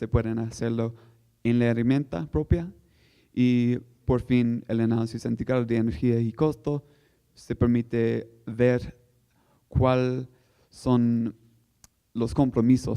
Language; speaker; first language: Spanish; non-native, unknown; English